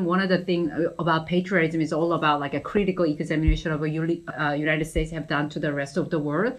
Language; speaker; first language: English; non-native, fluent; Korean